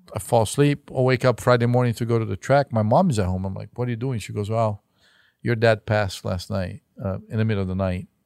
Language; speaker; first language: English; non-native, fluent; Portuguese